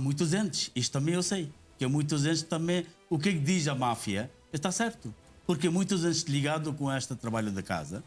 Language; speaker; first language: Portuguese; non-native, learner; Bangla